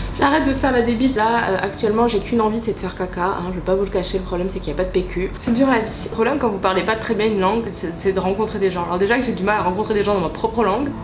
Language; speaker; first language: French; native; French